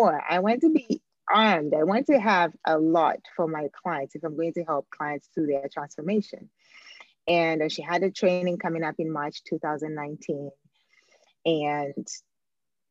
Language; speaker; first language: English; non-native, local second language; Ganda